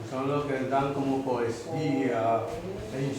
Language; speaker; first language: Spanish; native; Spanish